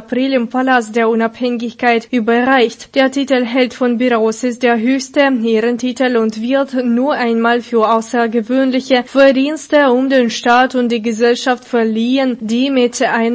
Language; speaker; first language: German; non-native, fluent; Russian